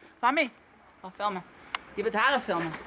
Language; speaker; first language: Dutch; native; Dutch